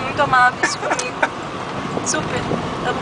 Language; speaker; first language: Portuguese; native; Portuguese